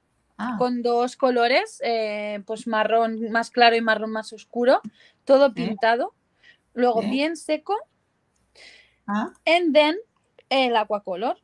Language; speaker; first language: Spanish; native; Spanish